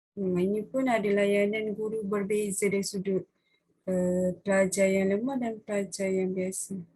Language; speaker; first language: Malay; native; Malay